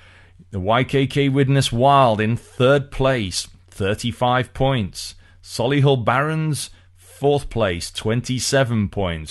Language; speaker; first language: English; native; English